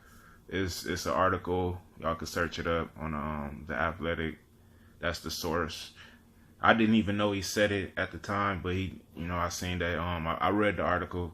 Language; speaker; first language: English; native; English